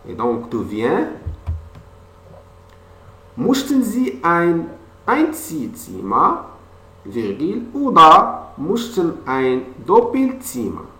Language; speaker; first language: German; non-native, fluent; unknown